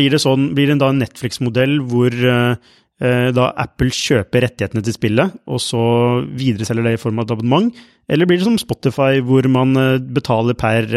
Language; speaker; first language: Norwegian; native; Norwegian